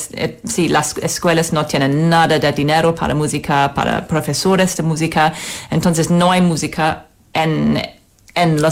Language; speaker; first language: Spanish; non-native, fluent; English